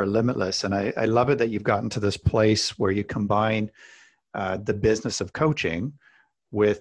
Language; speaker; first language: English; native; English